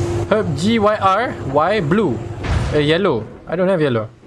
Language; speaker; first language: English; non-native, local second language; Malay